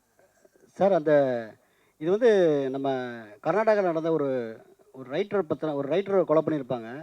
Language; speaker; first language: Tamil; native; Tamil